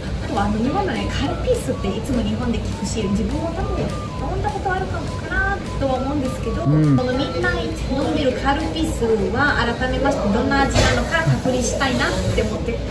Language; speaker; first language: Japanese; non-native, fluent; Italian